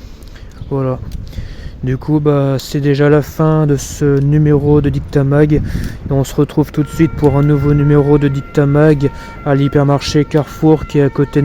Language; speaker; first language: French; native; French